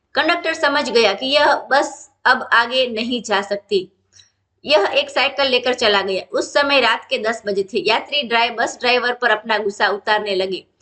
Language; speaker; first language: Hindi; non-native, local second language; Gujarati